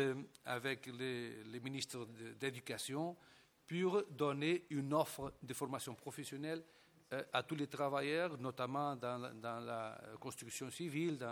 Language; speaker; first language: French; non-native, fluent; Portuguese